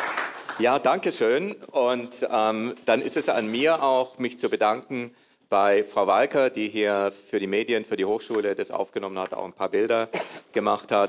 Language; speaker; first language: German; native; German